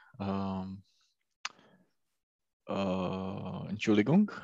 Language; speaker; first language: German; non-native, learner; Czech